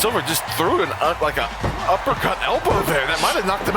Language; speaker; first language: English; native; English